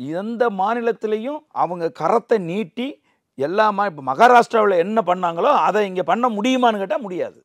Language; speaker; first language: Tamil; native; Tamil